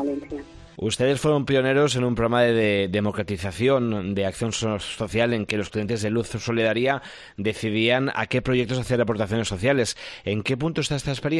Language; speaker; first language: Spanish; native; Spanish